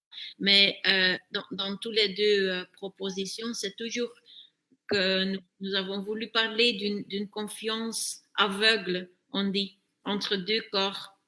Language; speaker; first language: French; non-native, fluent; Dutch